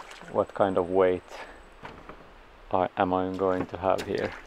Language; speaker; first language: English; non-native, fluent; Swedish